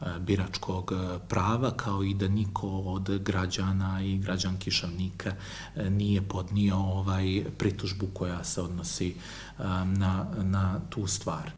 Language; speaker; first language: Bosnian; native; Bosnian